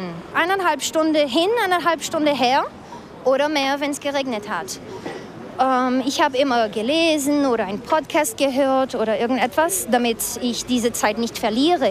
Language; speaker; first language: German; early bilingual, other home language; Portuguese